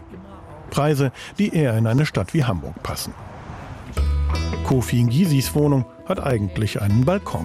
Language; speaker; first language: German; native; German